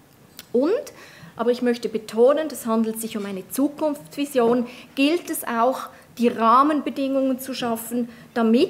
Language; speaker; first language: German; native; German